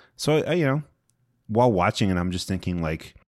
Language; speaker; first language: English; native; English